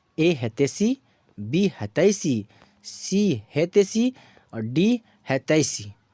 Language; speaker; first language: Hindi; native; Hindi